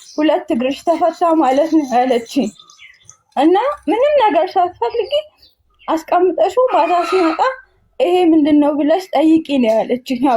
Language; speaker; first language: Amharic; native; Amharic